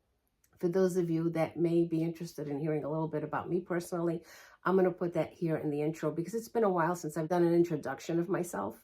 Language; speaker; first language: English; early bilingual, other home language; Portuguese